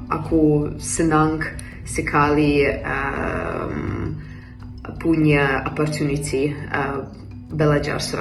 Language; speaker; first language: Indonesian; non-native, learner; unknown